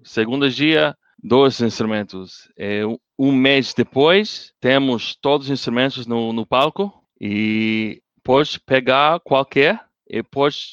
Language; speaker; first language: Portuguese; non-native, learner; English